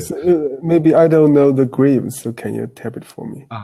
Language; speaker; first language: English; non-native, learner; Chinese